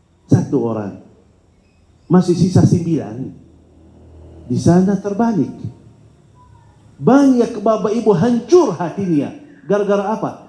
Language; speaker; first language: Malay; non-native, fluent; Arabic